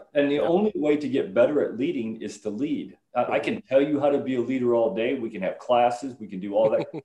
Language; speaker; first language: English; native; English